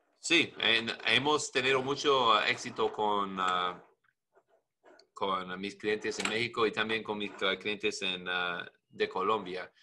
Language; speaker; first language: Spanish; non-native, learner; English